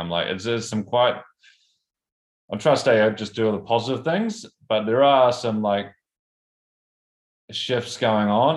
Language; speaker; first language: English; native; English